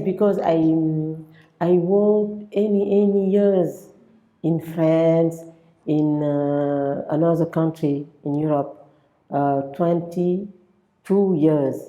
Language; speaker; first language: English; non-native, local second language; French